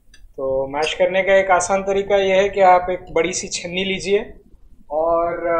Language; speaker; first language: Hindi; non-native, local second language; Marathi